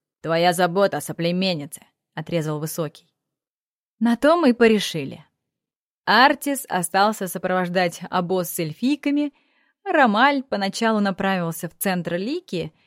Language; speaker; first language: Russian; native; Russian